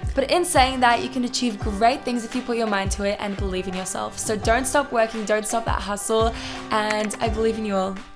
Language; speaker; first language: English; native; English